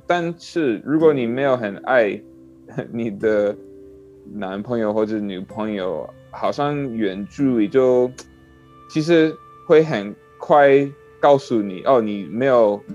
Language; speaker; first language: Chinese; non-native, learner; English